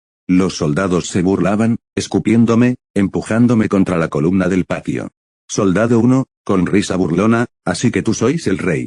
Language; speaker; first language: Spanish; native; Spanish